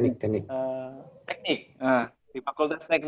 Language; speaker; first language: Indonesian; native; Indonesian